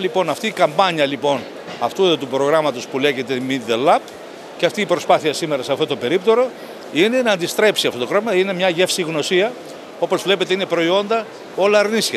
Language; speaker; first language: Greek; native; Greek